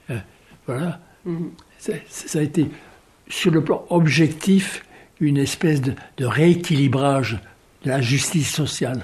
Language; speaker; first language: French; native; French